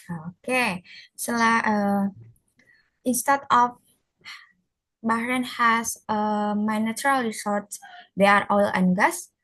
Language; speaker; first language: English; non-native, fluent; Indonesian